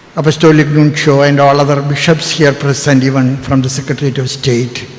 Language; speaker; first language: English; non-native, local second language; Malayalam